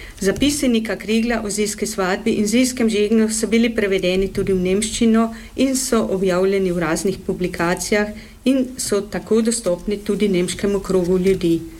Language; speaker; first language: Slovenian; native; Slovenian